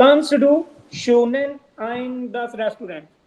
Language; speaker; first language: German; non-native, learner; Urdu